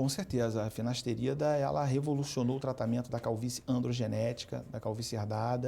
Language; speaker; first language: Portuguese; native; Portuguese